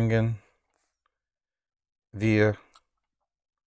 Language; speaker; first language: German; non-native, learner; English